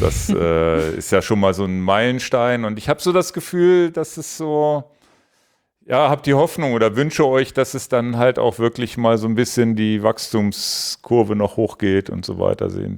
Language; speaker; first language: German; native; German